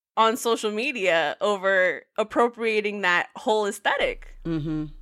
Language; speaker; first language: English; native; English